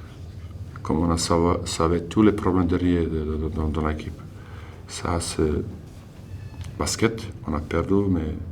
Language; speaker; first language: French; non-native, learner; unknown